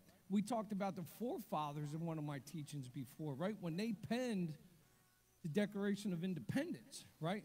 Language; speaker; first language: English; native; English